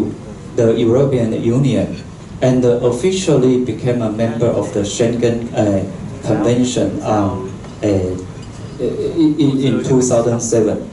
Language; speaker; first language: English; non-native, local second language; Chinese